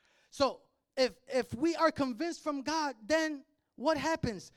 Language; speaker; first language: English; native; English